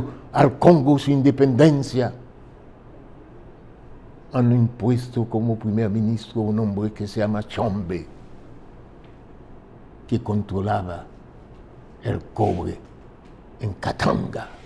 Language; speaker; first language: Spanish; non-native, fluent; French